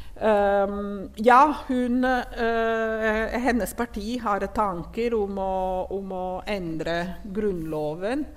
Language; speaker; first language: Norwegian; non-native, fluent; Italian